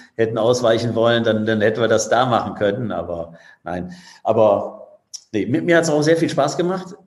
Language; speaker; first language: German; native; German